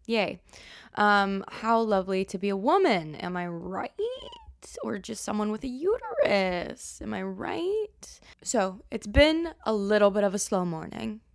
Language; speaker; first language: English; native; English